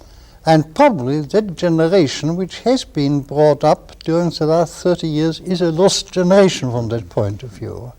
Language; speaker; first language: English; non-native, fluent; German